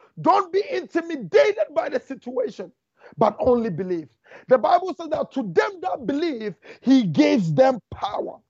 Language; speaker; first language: English; non-native, local second language; Akan